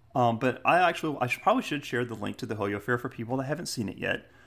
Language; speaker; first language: English; native; English